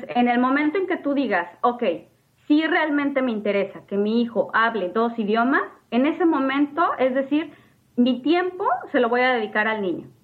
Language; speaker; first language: Spanish; native; Spanish